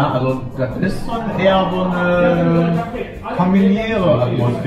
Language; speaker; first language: German; non-native, fluent; Arabic